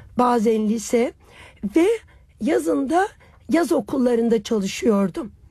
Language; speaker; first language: Turkish; native; Turkish